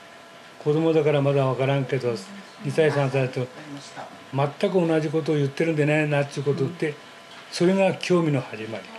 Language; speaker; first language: Japanese; native; Japanese